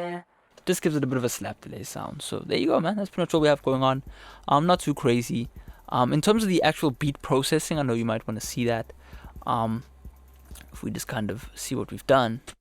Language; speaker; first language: English; native; English